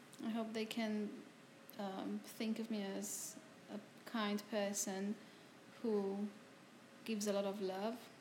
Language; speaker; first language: English; non-native, fluent; Romanian